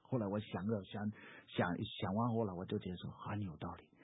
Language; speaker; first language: Chinese; non-native, fluent; English